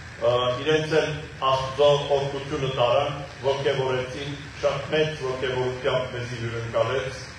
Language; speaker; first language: Armenian; native; Armenian